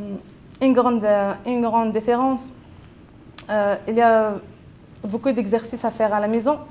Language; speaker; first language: French; non-native, local second language; Arabic